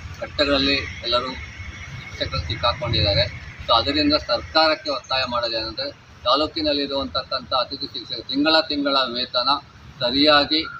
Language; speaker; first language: Kannada; native; Kannada